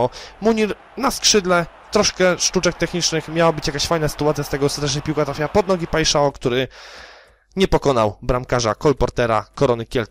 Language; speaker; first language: Polish; native; Polish